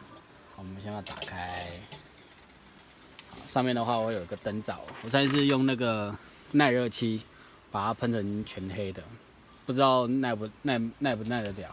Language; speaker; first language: Chinese; native; Chinese